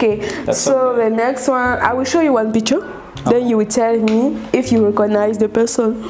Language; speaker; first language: English; non-native, local second language; French